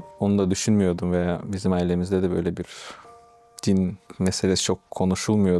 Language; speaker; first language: Turkish; non-native, fluent; Russian